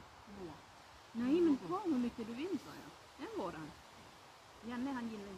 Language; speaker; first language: Swedish; non-native, learner; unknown